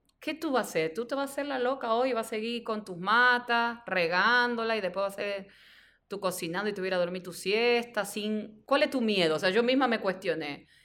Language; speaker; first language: Spanish; native; Spanish